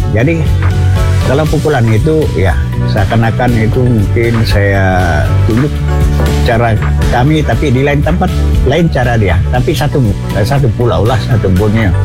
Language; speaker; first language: Malay; non-native, local second language; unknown